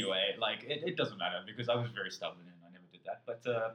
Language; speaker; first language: English; native; English